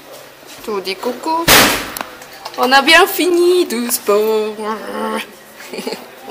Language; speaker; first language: French; non-native, learner; Korean